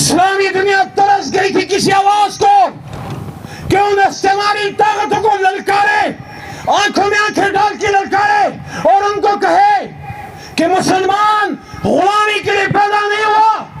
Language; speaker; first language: Urdu; native; Urdu